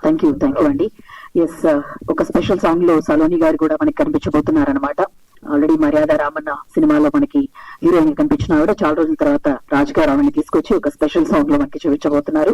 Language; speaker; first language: Telugu; native; Telugu